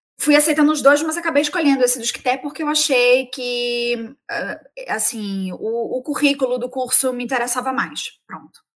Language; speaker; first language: Portuguese; native; Portuguese